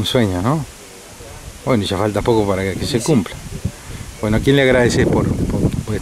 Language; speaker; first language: Spanish; native; Spanish